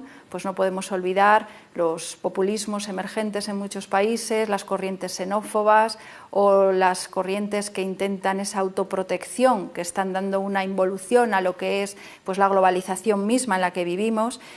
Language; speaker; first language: Spanish; native; Spanish